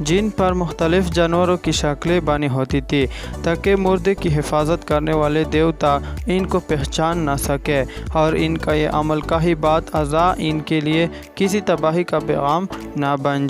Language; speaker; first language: Urdu; native; Urdu